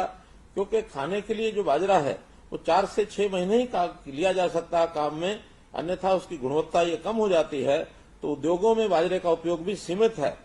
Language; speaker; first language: Hindi; native; Hindi